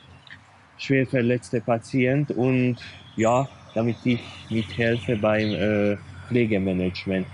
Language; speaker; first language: German; non-native, fluent; Hungarian